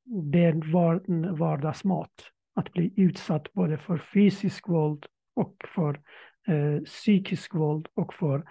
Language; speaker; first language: Swedish; non-native, fluent; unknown